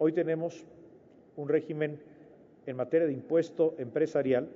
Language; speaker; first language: Spanish; native; Spanish